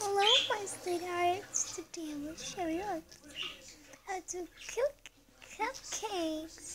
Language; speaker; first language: English; non-native, learner; Spanish